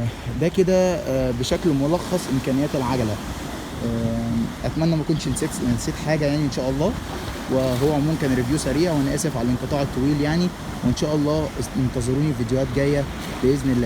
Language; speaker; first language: Arabic; native; Arabic